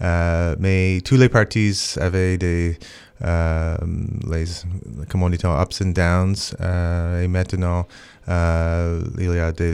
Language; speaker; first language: French; non-native, local second language; English